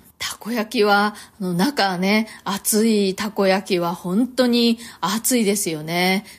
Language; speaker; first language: Japanese; native; Japanese